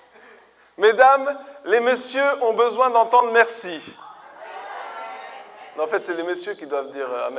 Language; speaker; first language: French; native; French